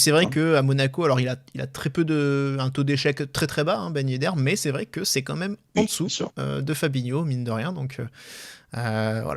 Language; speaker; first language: French; native; French